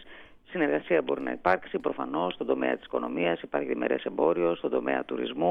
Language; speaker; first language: Greek; native; Greek